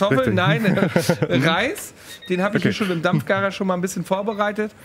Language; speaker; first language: German; native; German